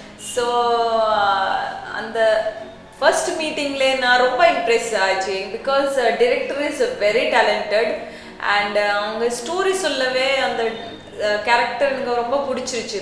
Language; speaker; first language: Tamil; non-native, learner; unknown